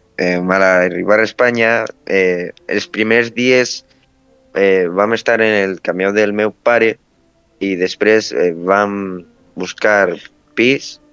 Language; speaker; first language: Catalan; early bilingual, other home language; Romanian